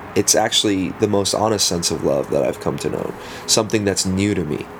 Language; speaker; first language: English; early bilingual, other home language; Afrikaans